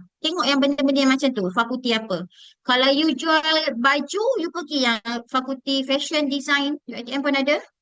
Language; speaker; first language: Malay; native; Malay